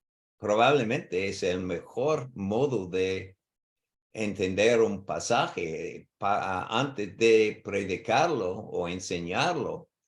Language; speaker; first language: Spanish; non-native, learner; English